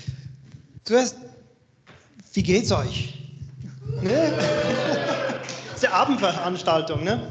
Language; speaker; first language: German; non-native, learner; English